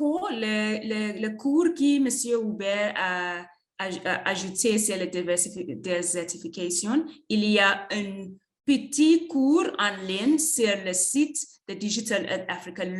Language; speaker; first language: French; non-native, learner; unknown